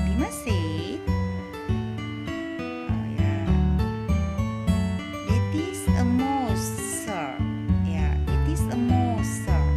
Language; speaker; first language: English; non-native, learner; Indonesian